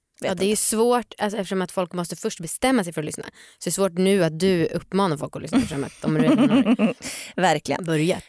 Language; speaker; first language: Swedish; native; Swedish